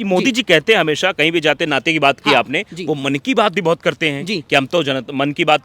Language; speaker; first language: Hindi; native; Hindi